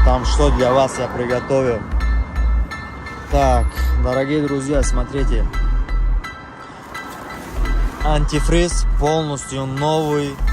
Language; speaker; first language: Russian; non-native, learner; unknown